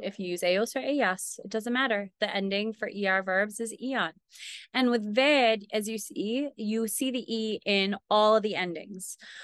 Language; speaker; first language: English; native; English